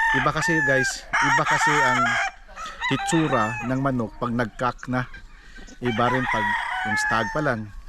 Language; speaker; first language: Filipino; non-native, local second language; Cebuano